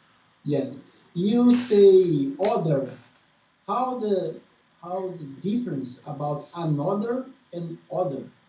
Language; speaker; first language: English; non-native, learner; Portuguese